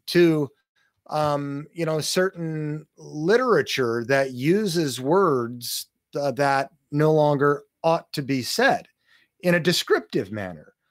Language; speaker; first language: English; native; English